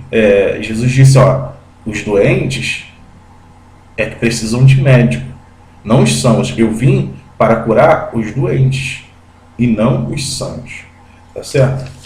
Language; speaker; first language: Portuguese; native; Portuguese